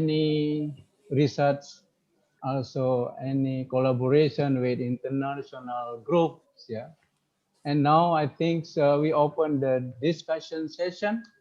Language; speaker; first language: English; non-native, fluent; Indonesian